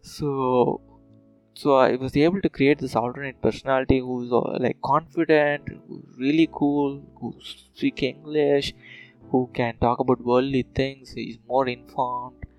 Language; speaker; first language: English; non-native, local second language; Telugu